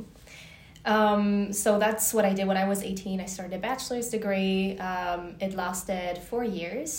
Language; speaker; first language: English; native; English